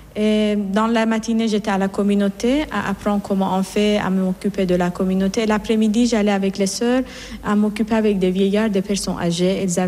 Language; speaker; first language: French; non-native, fluent; Persian